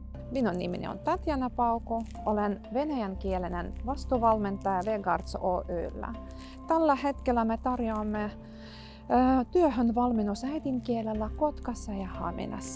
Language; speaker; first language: Finnish; non-native, fluent; Russian